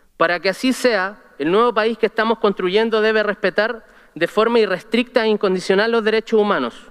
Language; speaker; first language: Spanish; native; Spanish